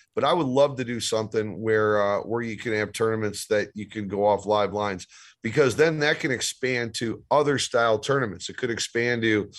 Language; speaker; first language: English; native; English